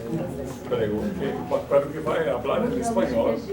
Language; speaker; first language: Portuguese; non-native, fluent; Spanish